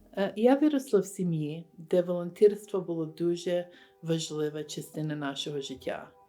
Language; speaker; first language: Ukrainian; early bilingual, heritage; Ukrainian